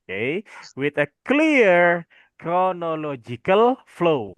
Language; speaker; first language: English; non-native, fluent; Indonesian